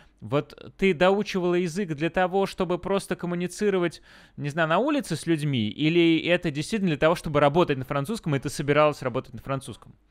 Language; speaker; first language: Russian; native; Russian